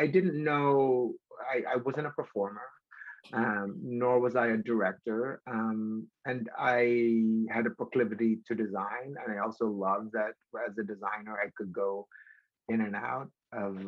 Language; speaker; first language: English; non-native, local second language; Filipino